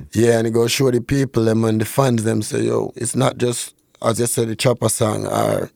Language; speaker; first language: English; non-native, local second language; Jamaican Creole English